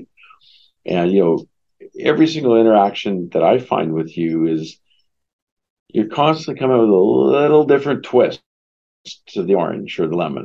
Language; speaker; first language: English; native; English